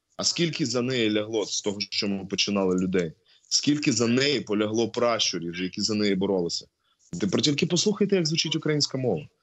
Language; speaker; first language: Ukrainian; non-native, local second language; Russian